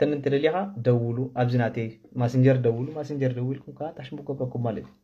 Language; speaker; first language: Tigrinya; non-native, local second language; Afar